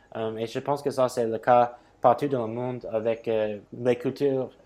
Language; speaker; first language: French; non-native, fluent; English